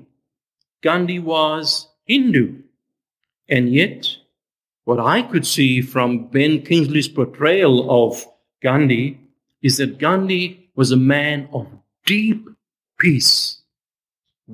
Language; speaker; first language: English; native; English